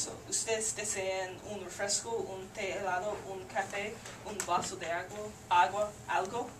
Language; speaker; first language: Spanish; non-native, learner; English